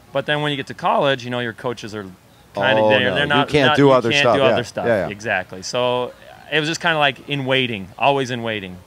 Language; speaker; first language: English; native; English